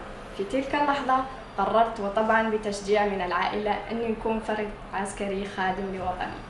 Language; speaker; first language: Arabic; native; Arabic